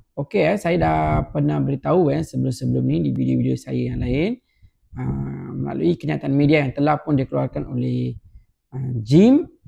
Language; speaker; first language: Malay; non-native, local second language; Tamil